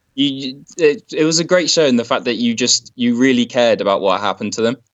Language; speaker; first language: English; native; English